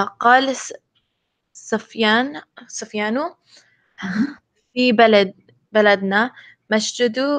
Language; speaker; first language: Arabic; non-native, learner; English